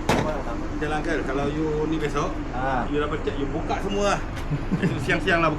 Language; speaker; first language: Malay; native; Malay